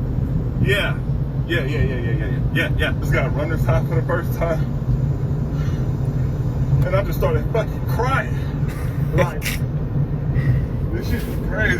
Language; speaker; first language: English; native; English